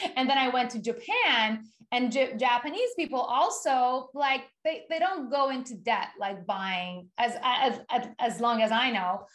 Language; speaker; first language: English; non-native, fluent; Persian